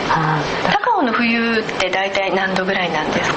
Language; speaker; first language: Japanese; native; Japanese